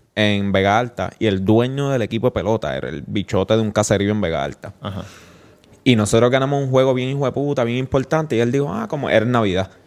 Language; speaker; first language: Spanish; early bilingual, other home language; English